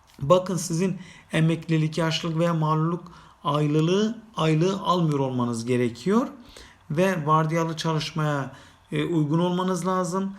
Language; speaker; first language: Turkish; native; Turkish